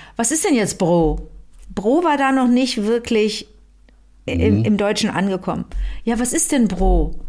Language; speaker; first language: German; native; German